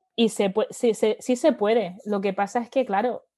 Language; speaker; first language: Spanish; native; Spanish